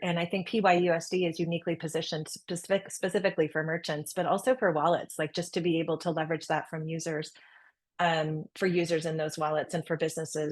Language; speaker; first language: English; native; English